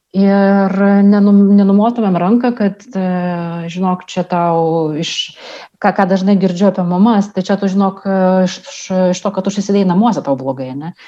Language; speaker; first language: Lithuanian; non-native, local second language; Russian